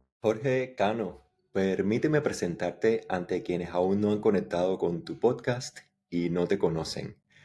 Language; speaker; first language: Spanish; native; Spanish